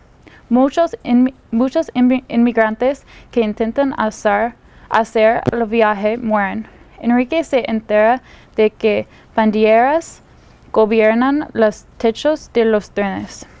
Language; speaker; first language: Spanish; non-native, learner; English